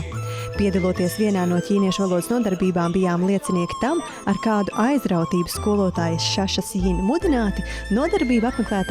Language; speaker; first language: Latvian; native; Latvian